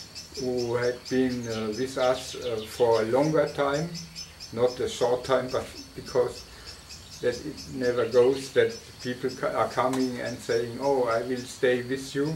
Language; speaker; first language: English; non-native, fluent; German